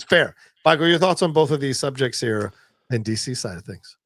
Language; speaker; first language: English; native; English